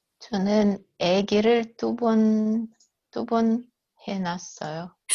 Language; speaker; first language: Korean; non-native, learner; Russian